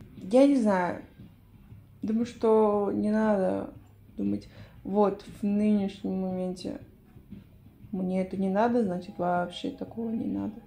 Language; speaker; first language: Russian; non-native, fluent; Spanish